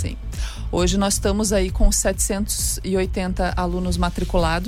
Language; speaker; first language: Portuguese; native; Portuguese